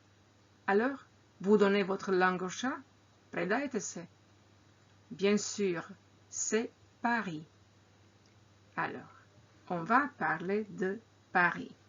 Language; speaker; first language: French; non-native, fluent; Croatian